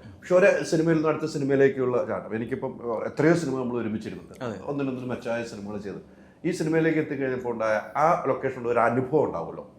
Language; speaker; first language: Malayalam; native; Malayalam